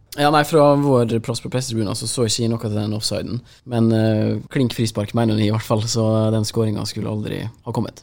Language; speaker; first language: Norwegian; native; Norwegian